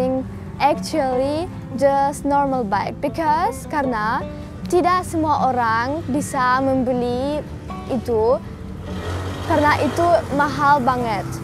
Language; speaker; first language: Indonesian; non-native, learner; German